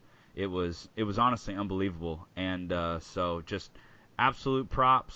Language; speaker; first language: English; native; English